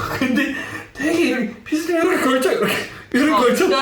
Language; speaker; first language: Korean; native; Korean